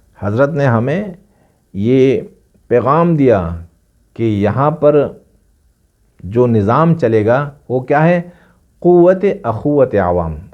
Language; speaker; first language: Urdu; non-native, local second language; Pashto